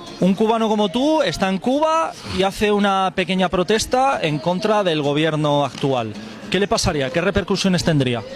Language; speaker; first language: Spanish; native; Spanish